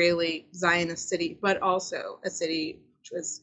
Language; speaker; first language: English; early bilingual, other home language; Spanish